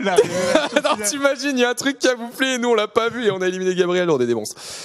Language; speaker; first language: French; native; French